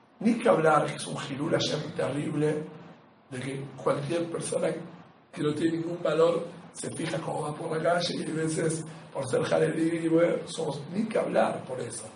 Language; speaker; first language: Spanish; native; Spanish